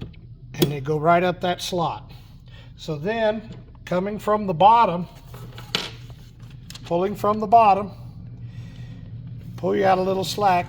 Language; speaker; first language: English; native; English